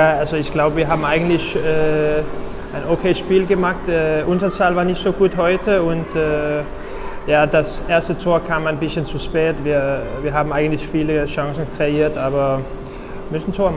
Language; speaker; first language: German; non-native, fluent; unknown